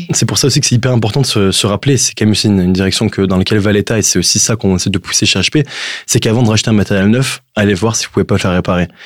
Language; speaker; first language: French; native; French